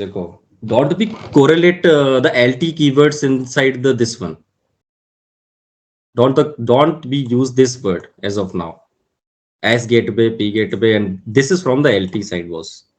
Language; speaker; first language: English; non-native, learner; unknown